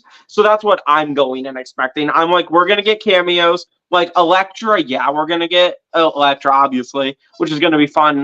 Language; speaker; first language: English; native; English